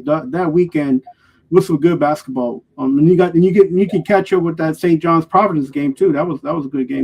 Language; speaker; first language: English; native; English